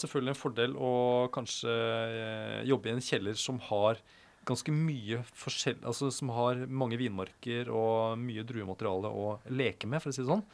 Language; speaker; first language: Norwegian; native; Norwegian